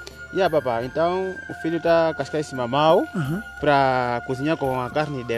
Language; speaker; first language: Portuguese; non-native, learner; Vietnamese